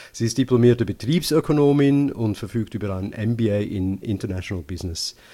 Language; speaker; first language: German; native; German